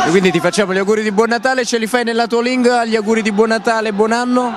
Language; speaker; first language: Italian; native; Italian